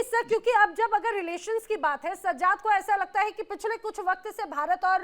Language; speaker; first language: Hindi; native; Hindi